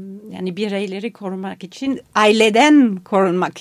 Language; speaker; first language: Turkish; non-native, fluent; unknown